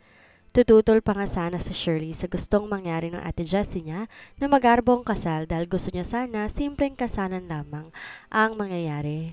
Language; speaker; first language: Filipino; native; Filipino